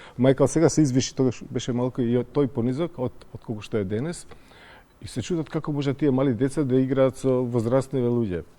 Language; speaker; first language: Macedonian; native; Macedonian